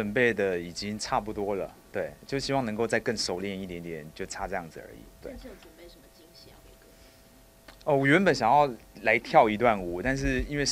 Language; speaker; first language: Chinese; native; Chinese